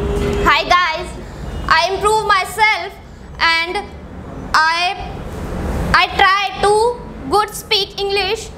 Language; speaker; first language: English; non-native, learner; Hindi